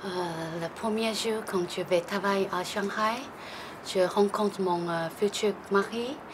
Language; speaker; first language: French; non-native, learner; Chinese